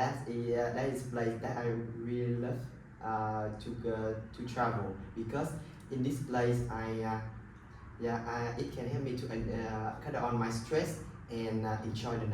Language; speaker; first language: English; non-native, learner; Vietnamese